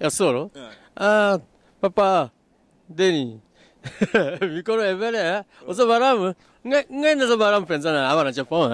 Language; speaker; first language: Lingala; non-native, fluent; Japanese